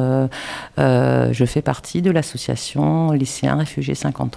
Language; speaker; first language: French; native; French